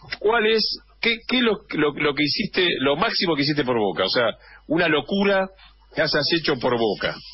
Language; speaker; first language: Spanish; native; Spanish